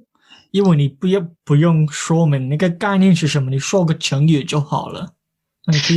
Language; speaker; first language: Chinese; non-native, fluent; English